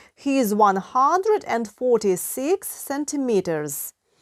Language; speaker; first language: English; non-native, fluent; Ukrainian